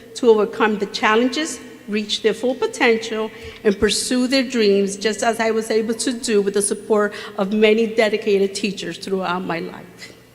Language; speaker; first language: English; early bilingual, other home language; Spanish